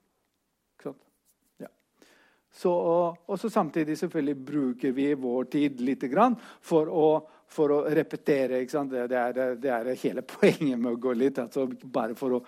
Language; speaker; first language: Norwegian; non-native, fluent; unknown